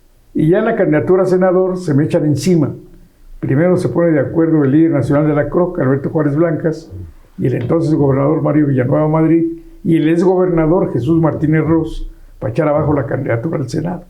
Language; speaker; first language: Spanish; native; Spanish